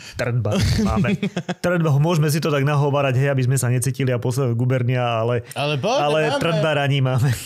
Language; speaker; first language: Slovak; native; Slovak